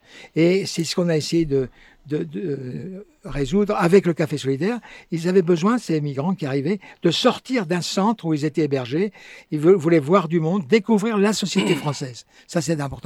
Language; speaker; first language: French; native; French